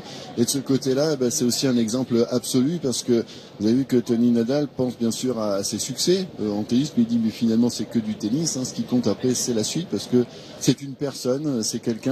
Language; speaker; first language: French; native; French